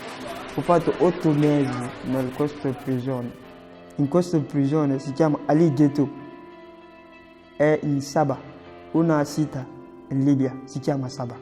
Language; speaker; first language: Italian; non-native, learner; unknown